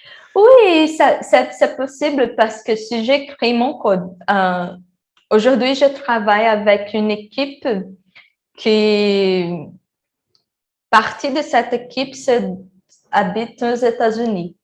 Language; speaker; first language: French; non-native, learner; Portuguese